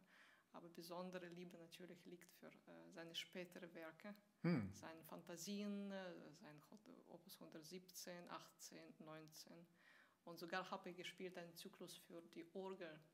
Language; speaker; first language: German; non-native, fluent; Russian